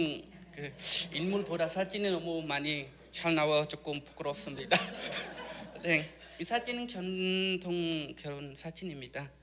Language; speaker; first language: Korean; non-native, learner; Khmer